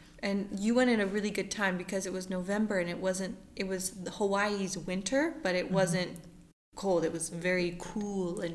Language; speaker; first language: English; early bilingual, other home language; Persian